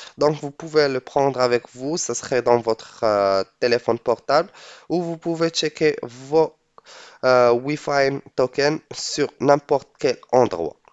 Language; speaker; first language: French; non-native, local second language; Arabic